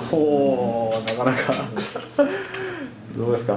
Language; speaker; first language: Japanese; native; Japanese